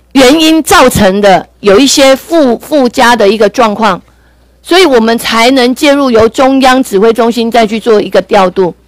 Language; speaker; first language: Chinese; native; Chinese